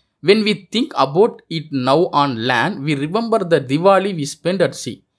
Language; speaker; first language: English; non-native, local second language; Tamil